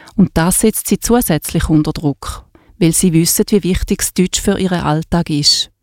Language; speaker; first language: German; native; German